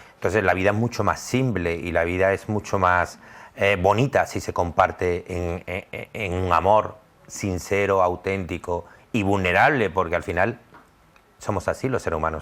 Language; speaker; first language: Spanish; native; Spanish